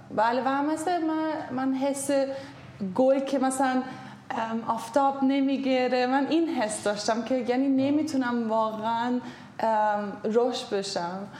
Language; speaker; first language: Persian; non-native, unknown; German